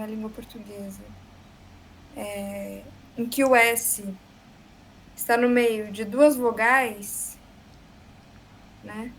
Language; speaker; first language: Portuguese; native; Portuguese